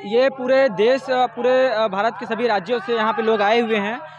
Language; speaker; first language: Hindi; native; Hindi